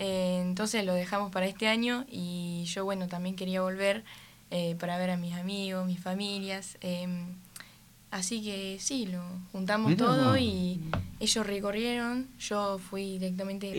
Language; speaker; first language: Spanish; non-native, fluent; French